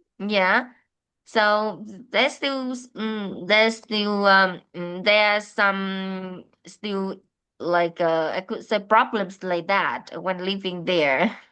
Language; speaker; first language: English; non-native, fluent; Vietnamese